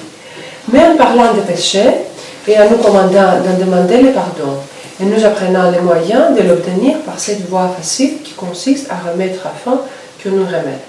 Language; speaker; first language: French; non-native, fluent; Greek